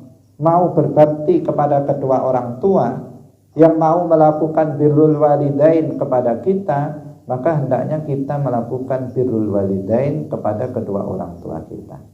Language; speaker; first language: Indonesian; non-native, local second language; Javanese